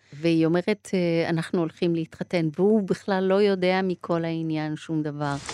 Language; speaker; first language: Hebrew; early bilingual, other home language; Persian